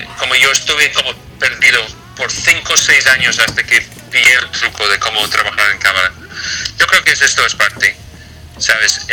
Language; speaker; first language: Spanish; non-native, fluent; English